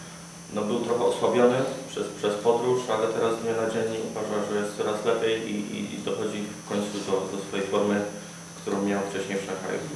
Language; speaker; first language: Polish; native; Polish